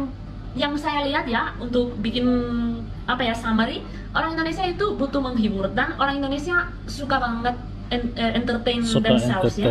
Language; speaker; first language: Indonesian; non-native, fluent; Spanish